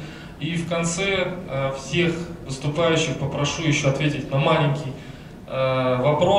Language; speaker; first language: Russian; native; Russian